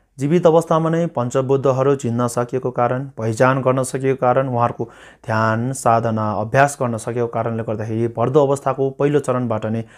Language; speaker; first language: Nepali; non-native, local second language; Sherpa